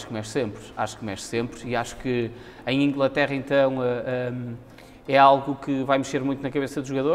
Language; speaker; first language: Portuguese; native; Portuguese